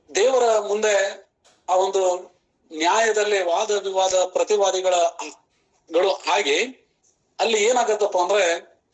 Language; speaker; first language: Kannada; non-native, local second language; Lambadi